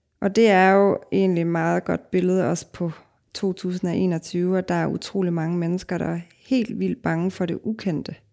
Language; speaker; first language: Danish; native; Danish